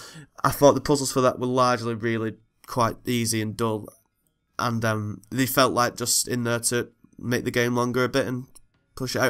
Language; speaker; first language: English; native; English